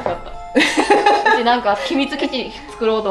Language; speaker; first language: Japanese; native; Japanese